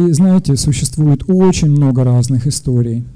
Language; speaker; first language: Russian; native; Russian